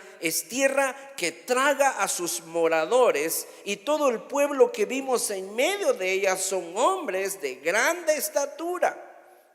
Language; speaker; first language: Spanish; native; Spanish